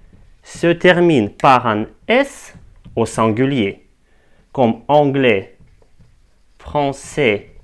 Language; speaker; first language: French; non-native, fluent; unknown